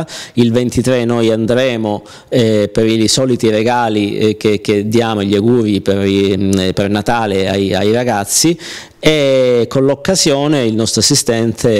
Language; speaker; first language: Italian; native; Italian